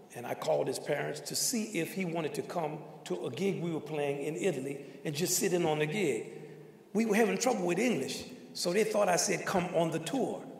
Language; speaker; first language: English; native; English